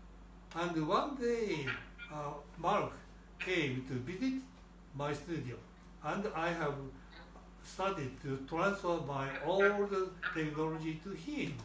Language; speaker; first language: English; non-native, learner; Japanese